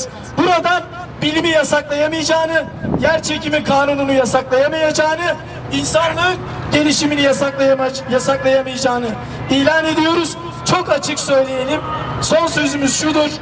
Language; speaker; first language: Turkish; native; Turkish